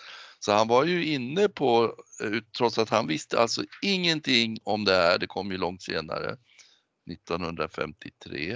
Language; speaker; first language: Swedish; native; Swedish